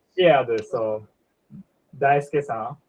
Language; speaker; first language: English; non-native, learner; Japanese